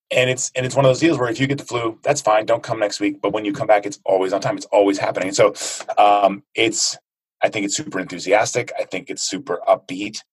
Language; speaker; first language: English; native; English